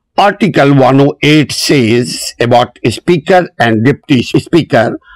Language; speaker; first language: English; non-native, local second language; Urdu